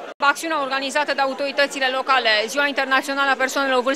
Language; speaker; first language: Romanian; native; Romanian